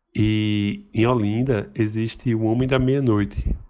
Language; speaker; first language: Portuguese; native; Portuguese